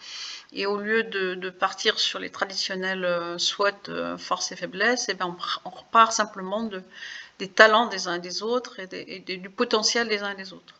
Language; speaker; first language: French; native; French